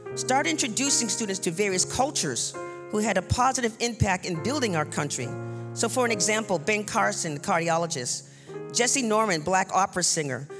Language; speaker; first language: English; native; English